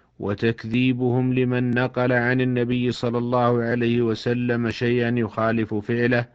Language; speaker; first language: Arabic; native; Arabic